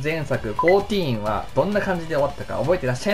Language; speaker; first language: Japanese; native; Japanese